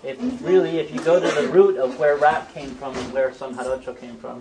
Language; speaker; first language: English; non-native, fluent; Spanish